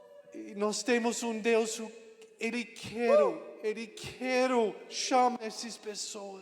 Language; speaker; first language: Portuguese; non-native, learner; English